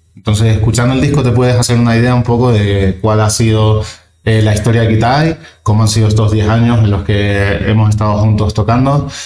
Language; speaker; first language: Spanish; native; Spanish